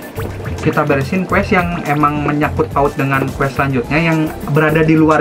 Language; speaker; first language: Indonesian; native; Indonesian